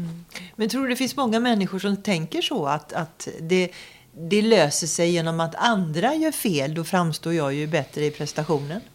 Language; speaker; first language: Swedish; native; Swedish